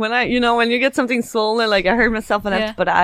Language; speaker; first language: English; non-native, fluent; Swedish